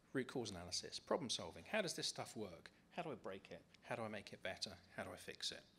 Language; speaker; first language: English; native; English